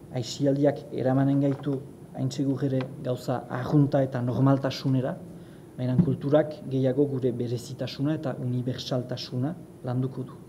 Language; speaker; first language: Basque; native; Basque